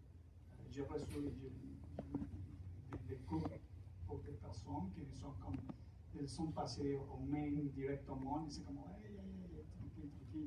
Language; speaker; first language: French; non-native, fluent; Spanish